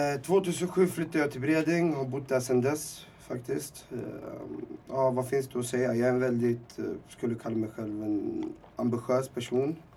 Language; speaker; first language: Swedish; early bilingual, other home language; Arabic